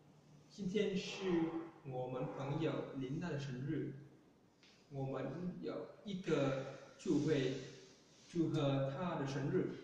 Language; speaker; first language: Chinese; non-native, learner; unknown